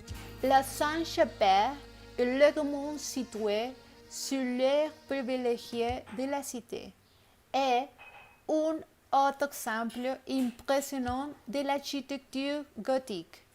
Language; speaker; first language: French; non-native, learner; Spanish